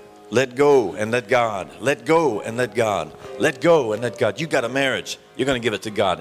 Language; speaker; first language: English; native; English